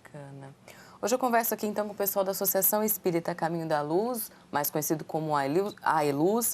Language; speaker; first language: Portuguese; native; Portuguese